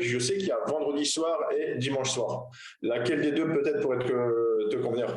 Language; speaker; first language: French; native; French